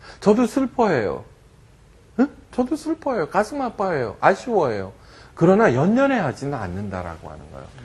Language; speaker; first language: Korean; early bilingual, heritage; Korean